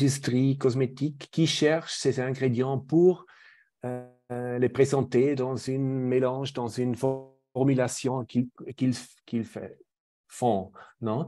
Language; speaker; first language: French; non-native, fluent; German